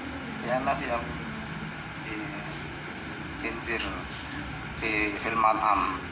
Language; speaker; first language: Arabic; non-native, fluent; Indonesian